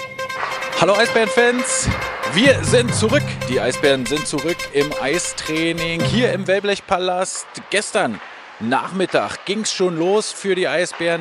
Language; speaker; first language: German; native; German